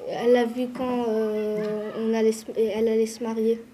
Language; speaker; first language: French; early bilingual, other home language; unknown